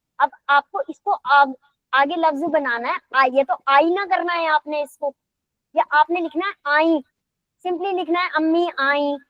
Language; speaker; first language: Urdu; native; Urdu